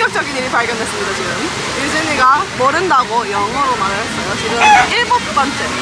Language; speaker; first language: Korean; early bilingual, heritage; English